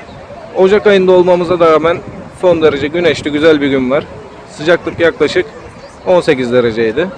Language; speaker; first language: Turkish; native; Turkish